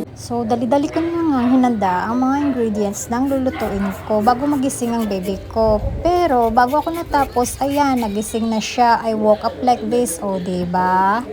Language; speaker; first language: Filipino; native; Filipino